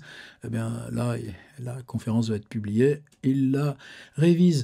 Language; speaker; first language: French; native; French